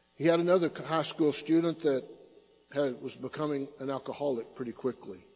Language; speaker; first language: English; native; English